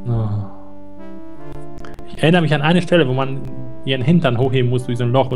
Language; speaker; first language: German; native; German